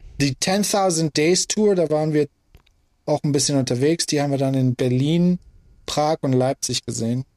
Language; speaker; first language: German; early bilingual, other home language; Persian